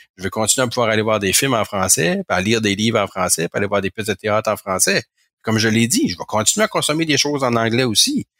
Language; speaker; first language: French; native; French